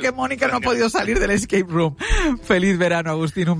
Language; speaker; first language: Spanish; native; Spanish